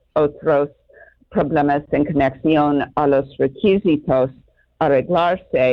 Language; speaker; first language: Spanish; non-native, fluent; English